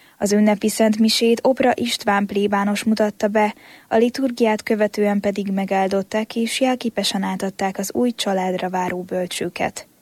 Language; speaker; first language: Hungarian; native; Hungarian